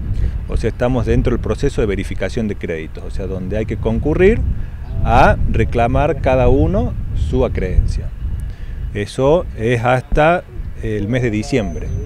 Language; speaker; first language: Spanish; native; Spanish